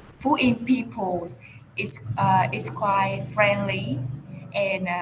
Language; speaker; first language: English; non-native, learner; Vietnamese